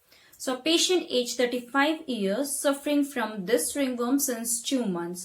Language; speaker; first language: English; non-native, local second language; Hindi